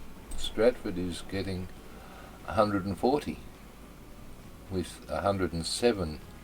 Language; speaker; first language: English; native; English